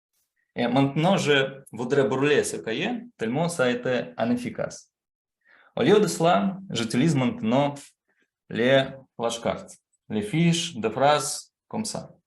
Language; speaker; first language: French; non-native, fluent; Russian